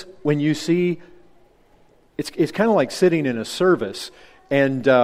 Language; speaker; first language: English; native; English